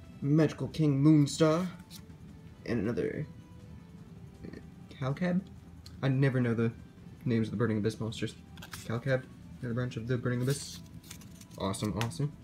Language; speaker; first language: English; native; English